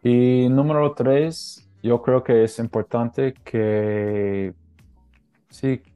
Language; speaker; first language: Spanish; non-native, learner; English